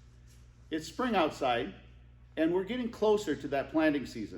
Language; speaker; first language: English; native; English